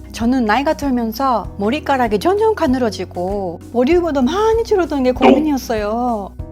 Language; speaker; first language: Korean; non-native, fluent; Japanese